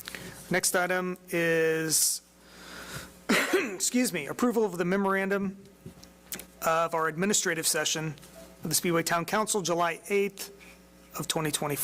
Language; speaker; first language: English; native; English